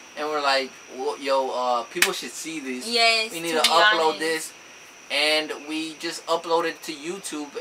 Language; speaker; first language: English; native; English